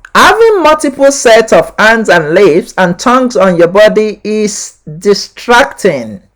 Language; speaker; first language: English; non-native, local second language; Yoruba